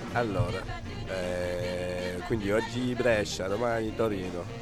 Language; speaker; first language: Italian; non-native, fluent; French